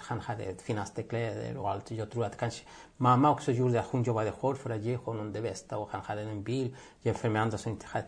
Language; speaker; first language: Swedish; non-native, fluent; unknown